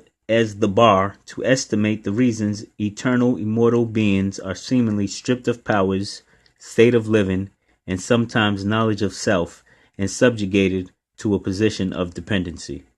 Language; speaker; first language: English; native; English